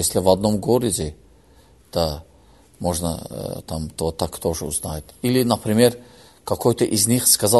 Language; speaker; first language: Russian; non-native, fluent; Azerbaijani